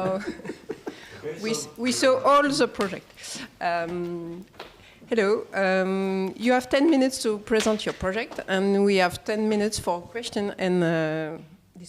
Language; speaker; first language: English; non-native, learner; French